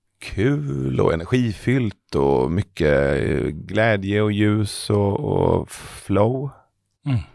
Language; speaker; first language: Swedish; early bilingual, other home language; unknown